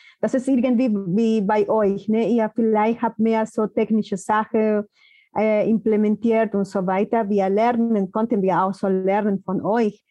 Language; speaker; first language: German; non-native, fluent; Spanish